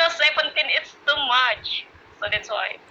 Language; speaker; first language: English; non-native, learner; Indonesian